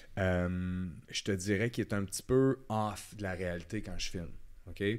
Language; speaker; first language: French; native; French